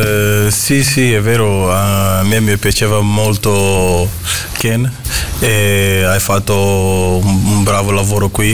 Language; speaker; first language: Italian; non-native, fluent; Portuguese